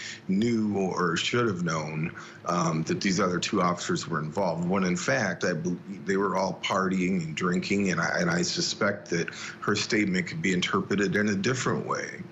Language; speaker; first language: English; native; English